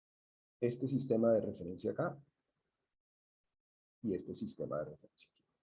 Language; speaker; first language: Spanish; native; Spanish